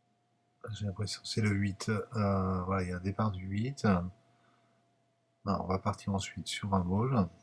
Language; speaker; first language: French; native; French